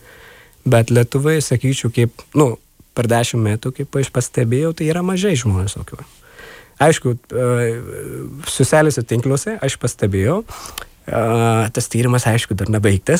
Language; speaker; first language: Lithuanian; non-native, fluent; Urdu